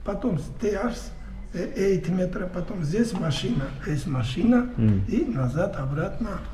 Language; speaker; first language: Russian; non-native, local second language; Georgian